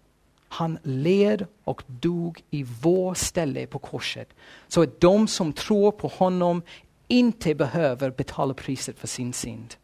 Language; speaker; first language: Swedish; non-native, fluent; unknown